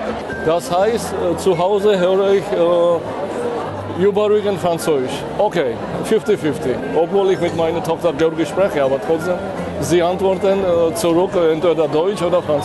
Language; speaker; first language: German; non-native, fluent; Georgian